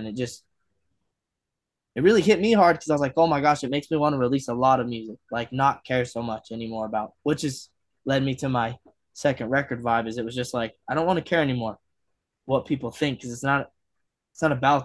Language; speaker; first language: English; native; English